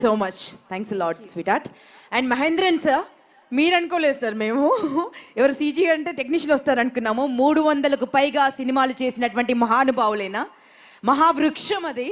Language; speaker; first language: Telugu; native; Telugu